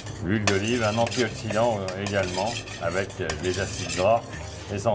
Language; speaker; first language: French; native; French